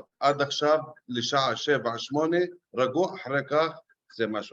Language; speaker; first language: Hebrew; non-native, local second language; Arabic